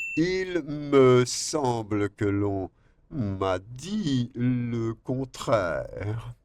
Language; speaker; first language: French; non-native, fluent; Spanish